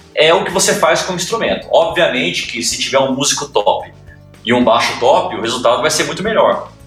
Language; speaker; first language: Portuguese; native; Portuguese